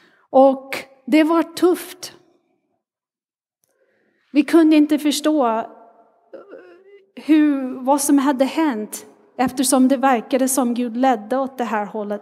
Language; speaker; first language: Swedish; non-native, fluent; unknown